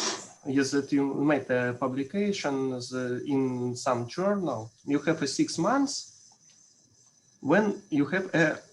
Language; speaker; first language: English; non-native, learner; Russian